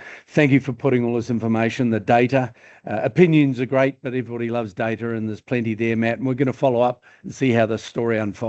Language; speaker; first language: English; native; English